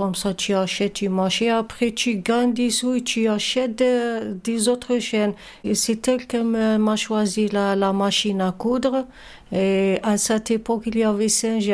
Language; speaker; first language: French; non-native, learner; Arabic